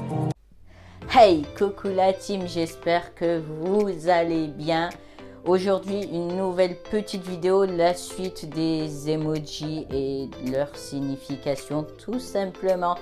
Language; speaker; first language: French; native; French